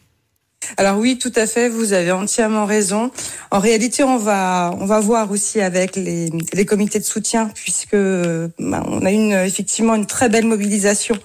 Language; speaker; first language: French; native; French